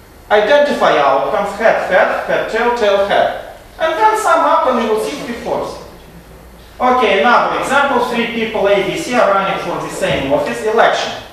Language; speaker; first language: English; non-native, fluent; Romanian